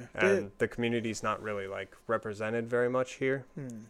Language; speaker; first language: English; native; English